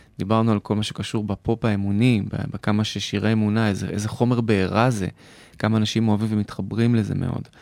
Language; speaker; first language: Hebrew; native; Hebrew